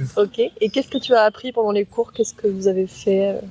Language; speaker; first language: French; native; French